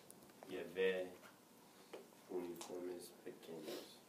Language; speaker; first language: Spanish; non-native, learner; English